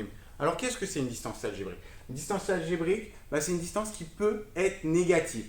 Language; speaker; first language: French; native; French